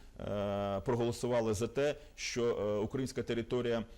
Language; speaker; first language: Ukrainian; native; Ukrainian